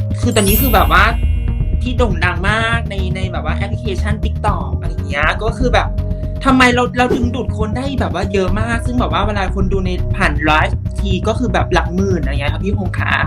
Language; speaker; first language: Thai; native; Thai